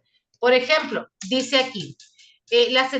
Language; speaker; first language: Spanish; native; Spanish